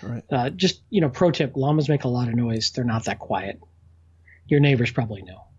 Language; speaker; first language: English; native; English